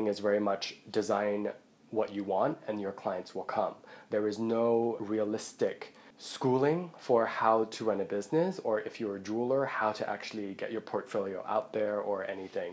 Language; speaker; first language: English; non-native, local second language; Cantonese